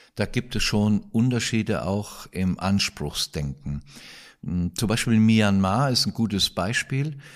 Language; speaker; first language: German; native; German